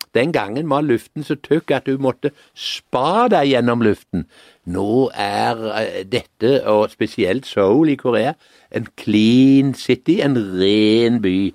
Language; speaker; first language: Norwegian; native; Norwegian